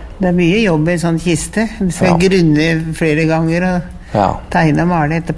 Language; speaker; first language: Norwegian; native; Norwegian